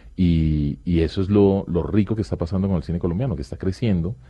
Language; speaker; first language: Spanish; native; Spanish